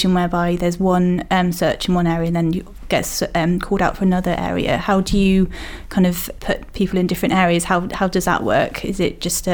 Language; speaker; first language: English; native; English